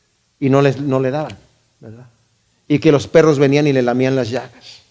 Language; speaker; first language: Spanish; native; Spanish